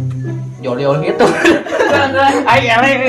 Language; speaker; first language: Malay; non-native, local second language; Sundanese